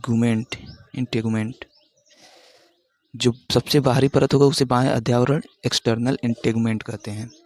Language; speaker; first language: Hindi; native; Hindi